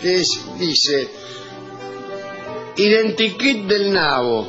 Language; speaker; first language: Spanish; native; Spanish